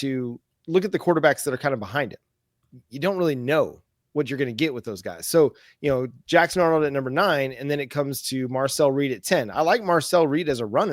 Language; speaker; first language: English; native; English